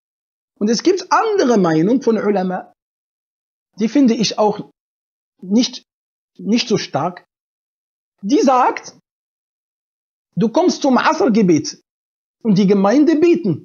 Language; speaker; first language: German; non-native, fluent; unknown